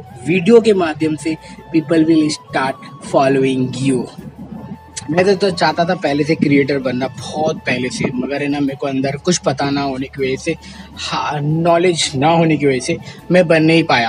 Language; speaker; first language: Hindi; native; Hindi